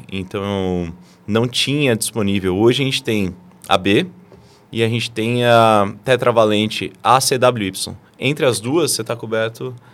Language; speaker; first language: Portuguese; native; Portuguese